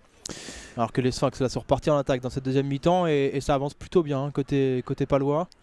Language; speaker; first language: French; native; French